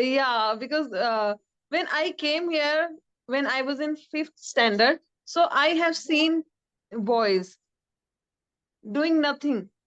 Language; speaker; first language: English; non-native, learner; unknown